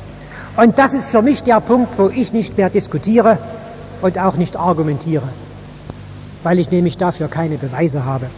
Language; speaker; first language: German; native; German